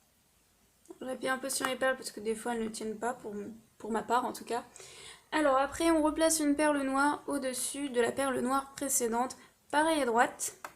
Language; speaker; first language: French; native; French